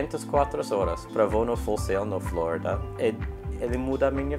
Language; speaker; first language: Portuguese; non-native, learner; English